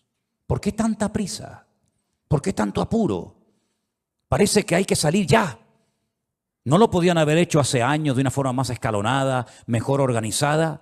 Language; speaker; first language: Spanish; native; Spanish